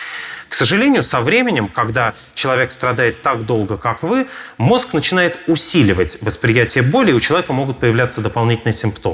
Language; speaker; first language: Russian; native; Russian